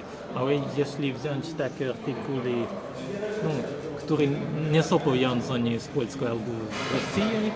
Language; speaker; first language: Polish; non-native, learner; Ukrainian